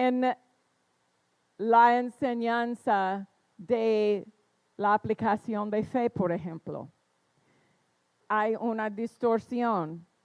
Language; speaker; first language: Spanish; non-native, fluent; English